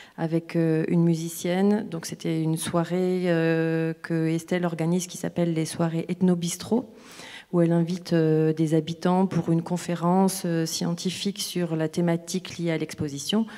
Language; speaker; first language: French; native; French